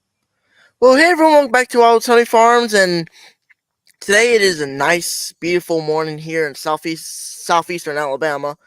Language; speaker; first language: English; native; English